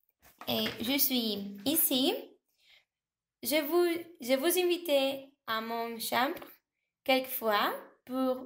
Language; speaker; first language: French; non-native, learner; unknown